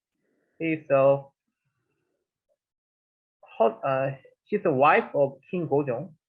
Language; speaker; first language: English; non-native, learner; Korean